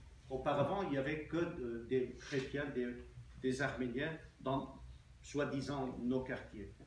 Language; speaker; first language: French; non-native, fluent; Armenian